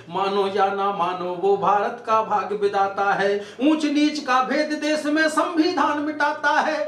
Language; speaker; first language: Hindi; native; Hindi